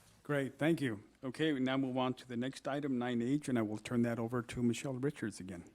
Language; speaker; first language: English; native; English